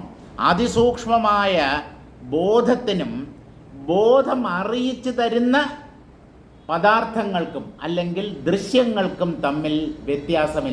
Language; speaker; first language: Malayalam; native; Malayalam